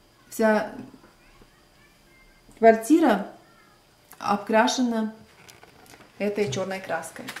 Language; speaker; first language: Russian; non-native, local second language; Latvian